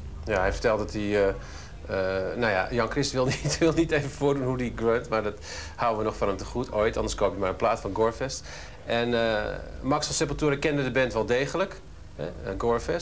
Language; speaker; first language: Dutch; native; Dutch